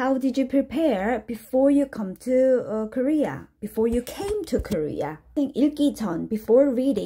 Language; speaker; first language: English; non-native, fluent; Korean